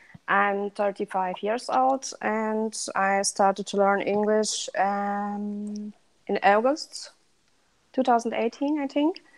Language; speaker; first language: English; non-native, learner; Russian